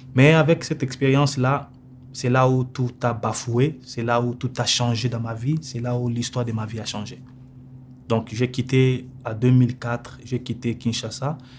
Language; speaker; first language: French; non-native, local second language; Lingala